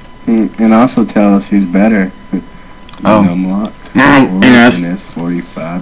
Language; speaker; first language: English; native; English